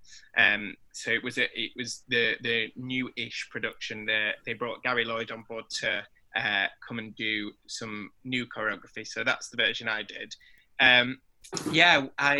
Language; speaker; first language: English; native; English